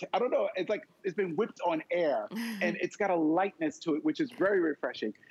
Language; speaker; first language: English; native; English